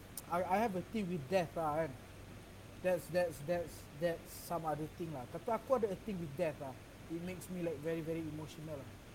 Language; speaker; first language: English; non-native, local second language; Malay